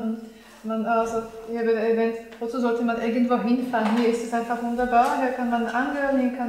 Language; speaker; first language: German; non-native, fluent; Slovak